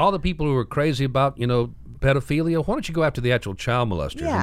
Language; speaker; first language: English; native; English